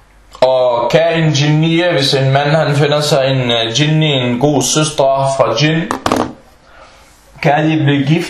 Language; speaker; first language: Danish; early bilingual, other home language; Arabic